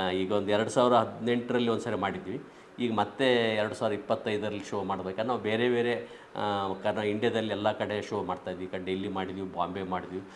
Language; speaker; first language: Kannada; native; Kannada